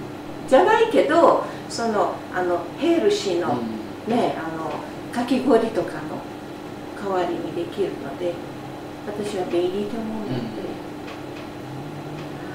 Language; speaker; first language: Japanese; non-native, fluent; Portuguese